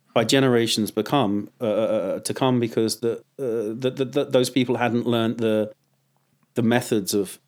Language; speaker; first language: English; native; English